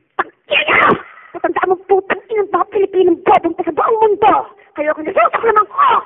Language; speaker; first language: Filipino; native; Filipino